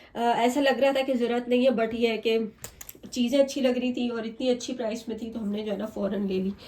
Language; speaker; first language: Urdu; native; Urdu